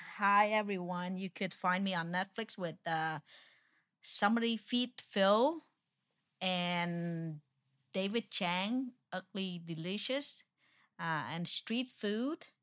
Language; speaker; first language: English; non-native, fluent; Vietnamese